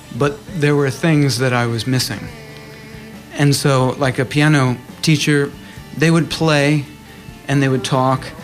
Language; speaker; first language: English; native; English